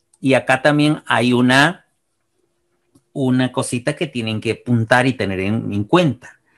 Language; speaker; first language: Spanish; native; Spanish